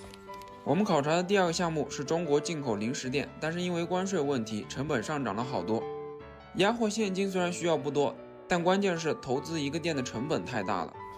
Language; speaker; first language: Chinese; native; Chinese